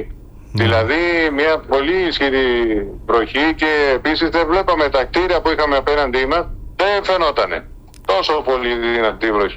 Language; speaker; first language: Greek; early bilingual, heritage; Spanish